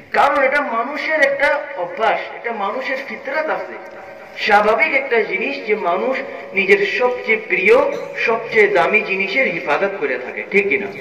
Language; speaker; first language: Bangla; non-native, fluent; Urdu